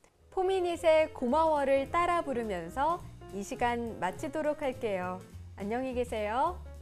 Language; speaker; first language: Korean; native; Korean